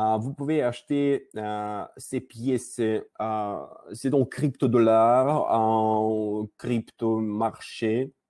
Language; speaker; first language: French; non-native, learner; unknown